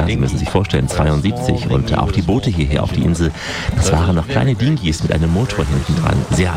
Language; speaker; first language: German; native; German